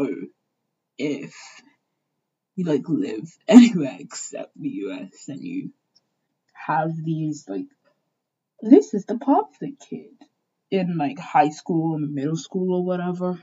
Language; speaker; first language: English; native; English